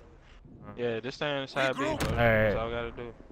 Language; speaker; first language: English; native; English